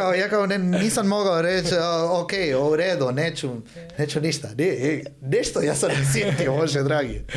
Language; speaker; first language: Bosnian; early bilingual, heritage; Spanish